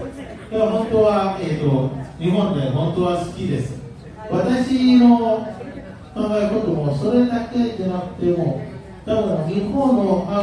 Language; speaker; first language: Japanese; non-native, learner; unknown